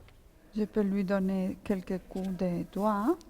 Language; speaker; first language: French; non-native, fluent; Spanish